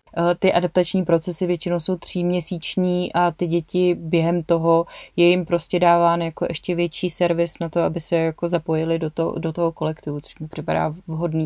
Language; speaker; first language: Czech; native; Czech